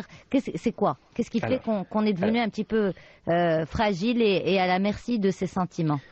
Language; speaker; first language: French; non-native, local second language; Arabic